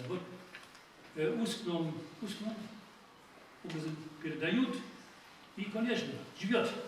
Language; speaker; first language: Russian; non-native, fluent; German